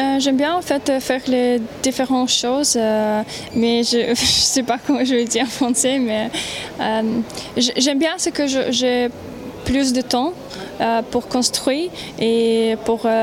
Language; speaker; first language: French; non-native, learner; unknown